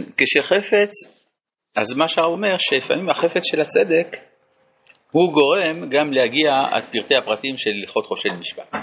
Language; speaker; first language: Hebrew; non-native, fluent; French